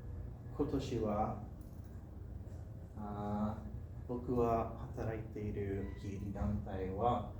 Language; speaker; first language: Japanese; non-native, learner; English